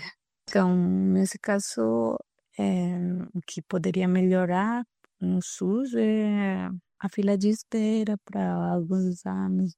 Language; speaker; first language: Portuguese; non-native, fluent; Spanish